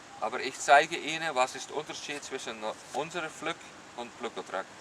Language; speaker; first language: German; non-native, learner; Dutch